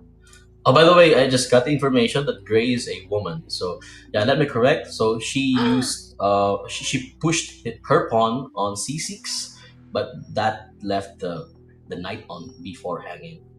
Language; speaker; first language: English; non-native, local second language; Filipino